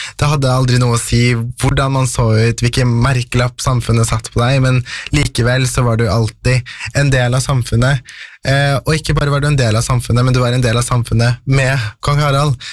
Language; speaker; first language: Norwegian; early bilingual, other home language; Persian